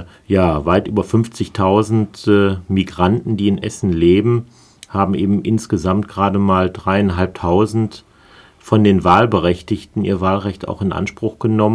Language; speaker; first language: German; native; German